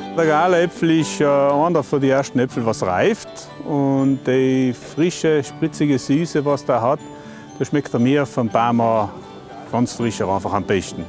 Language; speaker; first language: German; native; German